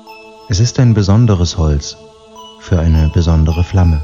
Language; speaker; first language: German; native; German